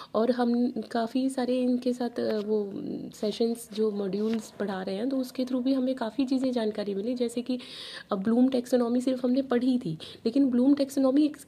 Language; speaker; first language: Hindi; native; Hindi